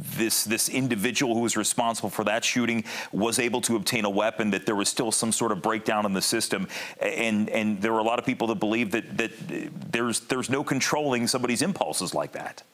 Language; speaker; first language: English; native; English